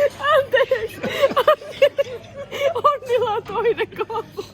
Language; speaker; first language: Finnish; native; Finnish